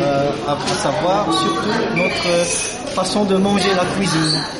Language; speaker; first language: French; non-native, fluent; Korean